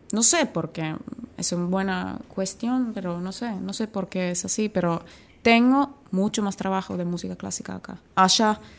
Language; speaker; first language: Spanish; non-native, learner; Finnish